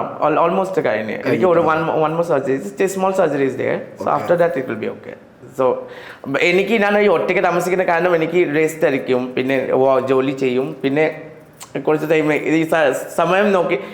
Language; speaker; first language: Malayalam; non-native, learner; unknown